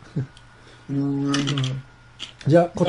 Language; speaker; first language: Japanese; non-native, fluent; English